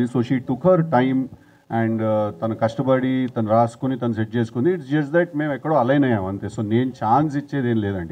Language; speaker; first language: Telugu; native; Telugu